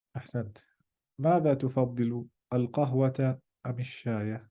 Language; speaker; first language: Arabic; non-native, fluent; English